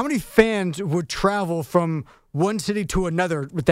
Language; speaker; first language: English; native; English